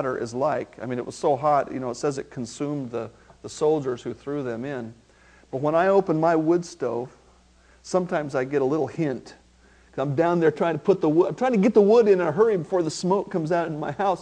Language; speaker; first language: English; native; English